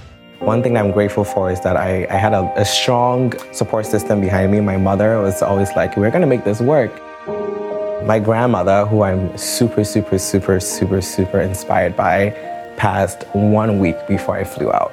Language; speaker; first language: English; non-native, local second language; Akan